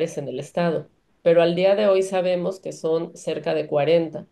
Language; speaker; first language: Spanish; native; Spanish